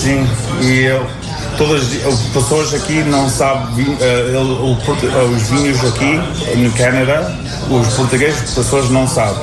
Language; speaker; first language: Portuguese; early bilingual, heritage; Portuguese